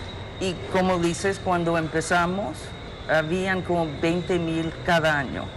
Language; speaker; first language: Spanish; non-native, fluent; English